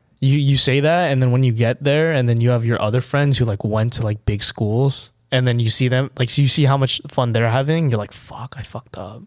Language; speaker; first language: English; native; English